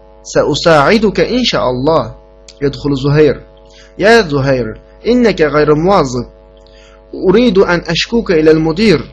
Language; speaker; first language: Arabic; non-native, fluent; Uyghur